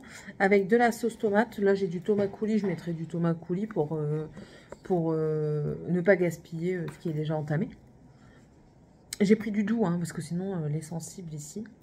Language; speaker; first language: French; native; French